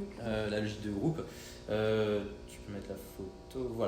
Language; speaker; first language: French; native; French